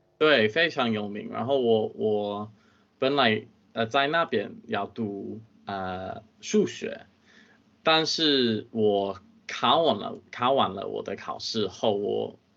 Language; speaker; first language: Chinese; non-native, fluent; English